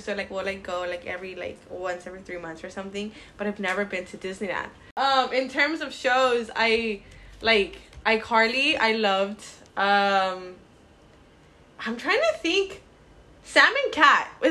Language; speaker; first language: English; early bilingual, other home language; Spanish